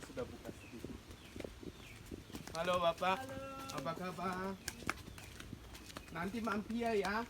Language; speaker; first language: Indonesian; non-native, fluent; German